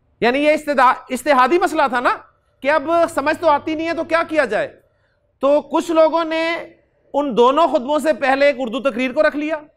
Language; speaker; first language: Urdu; native; Urdu